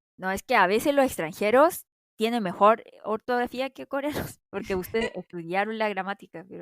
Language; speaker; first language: Spanish; non-native, fluent; Korean